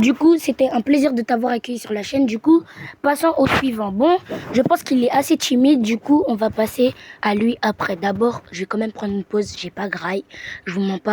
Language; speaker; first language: French; native; French